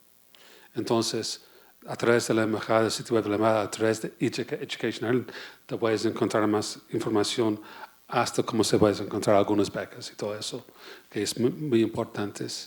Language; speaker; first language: Spanish; non-native, fluent; English